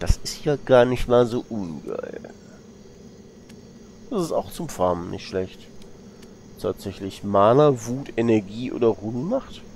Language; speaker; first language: German; native; German